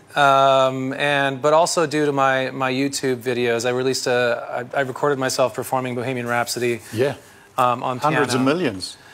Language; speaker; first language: English; native; English